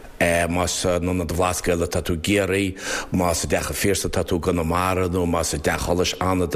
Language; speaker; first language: Irish; native; Irish